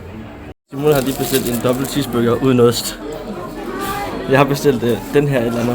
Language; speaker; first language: Danish; native; Danish